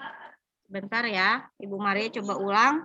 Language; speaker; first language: Malay; native; Malay